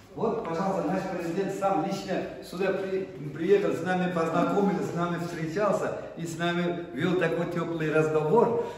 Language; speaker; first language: Russian; non-native, local second language; Uzbek